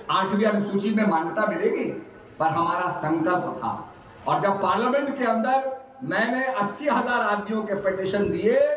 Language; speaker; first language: Hindi; native; Hindi